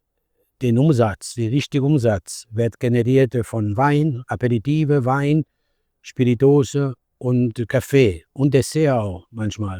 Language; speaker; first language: German; non-native, fluent; Italian